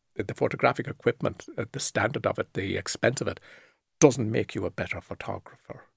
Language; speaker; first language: English; native; English